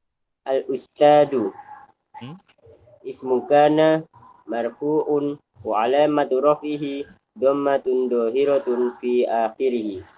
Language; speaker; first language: Arabic; non-native, learner; Indonesian